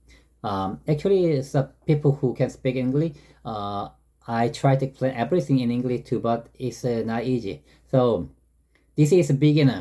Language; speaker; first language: English; non-native, learner; Korean